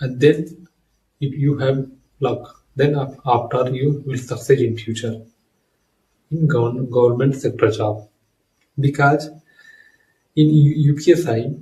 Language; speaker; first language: English; non-native, learner; Hindi